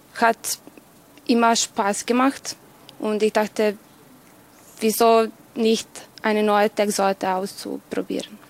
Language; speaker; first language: German; non-native, fluent; Serbian